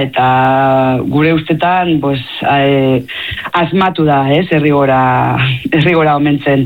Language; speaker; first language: Basque; non-native, local second language; Spanish